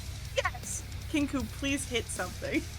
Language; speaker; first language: English; native; English